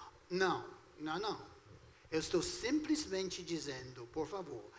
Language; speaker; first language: Portuguese; non-native, fluent; English